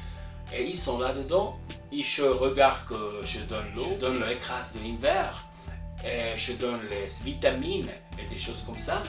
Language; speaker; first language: French; non-native, local second language; German